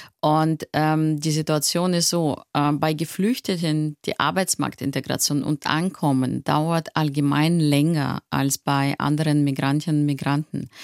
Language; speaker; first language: German; non-native, fluent; Russian